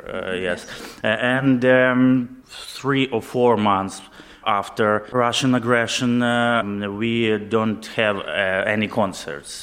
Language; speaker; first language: English; non-native, learner; Ukrainian